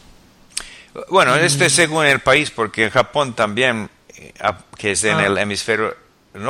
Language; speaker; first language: Spanish; non-native, fluent; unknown